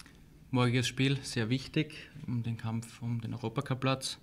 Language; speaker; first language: German; native; German